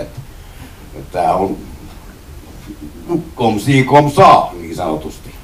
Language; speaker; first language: Finnish; native; Finnish